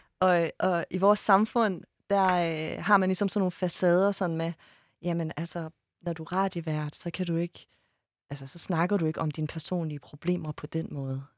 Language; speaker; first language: Danish; early bilingual, other home language; Persian